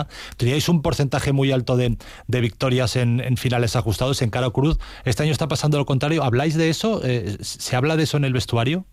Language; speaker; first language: Spanish; native; Spanish